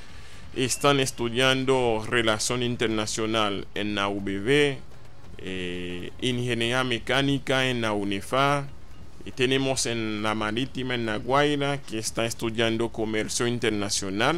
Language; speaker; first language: Spanish; non-native, fluent; Haitian Creole